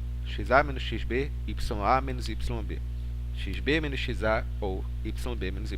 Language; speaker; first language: Portuguese; native; Portuguese